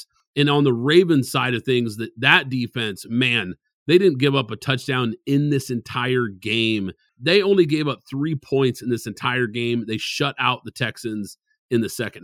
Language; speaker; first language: English; native; English